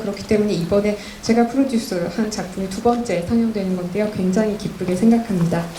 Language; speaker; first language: Korean; native; Korean